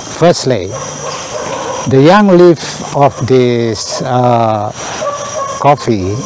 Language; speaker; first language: English; non-native, learner; Indonesian